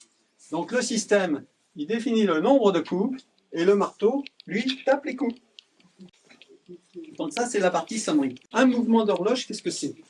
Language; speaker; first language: French; native; French